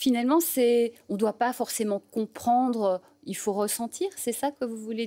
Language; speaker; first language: French; native; French